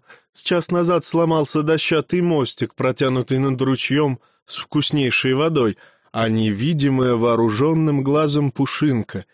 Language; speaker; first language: Russian; native; Russian